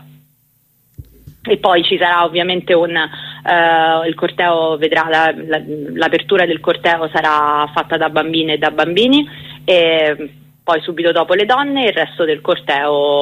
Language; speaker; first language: Italian; native; Italian